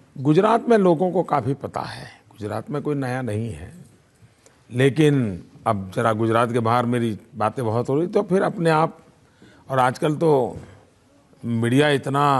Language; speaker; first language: Hindi; non-native, local second language; Gujarati